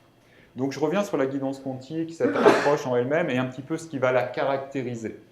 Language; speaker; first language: French; native; French